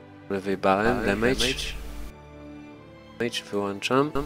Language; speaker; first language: Polish; native; Polish